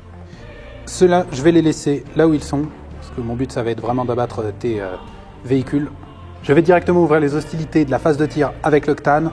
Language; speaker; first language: French; native; French